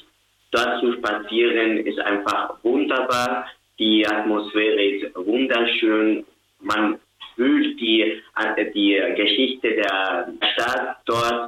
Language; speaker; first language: German; non-native, learner; Spanish